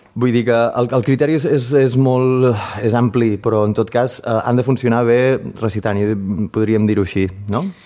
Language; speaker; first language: Catalan; native; Catalan